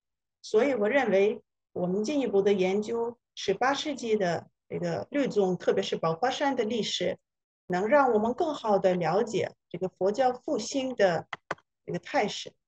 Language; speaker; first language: Chinese; non-native, fluent; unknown